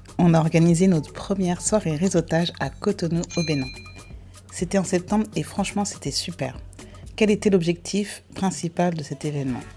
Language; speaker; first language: French; native; French